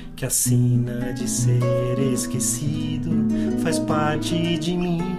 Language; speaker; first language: Portuguese; native; Portuguese